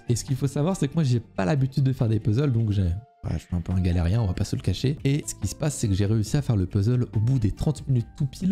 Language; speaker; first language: French; native; French